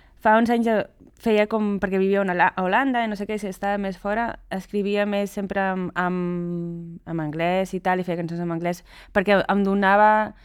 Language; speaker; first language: Catalan; non-native, local second language; Spanish